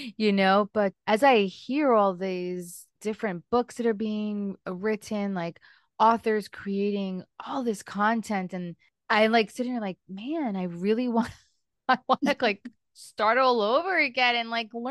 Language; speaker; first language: English; native; English